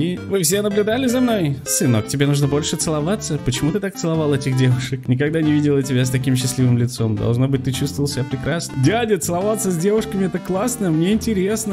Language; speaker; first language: Russian; native; Russian